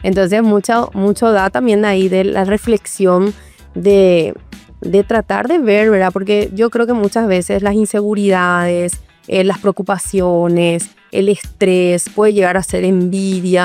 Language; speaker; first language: Spanish; native; Spanish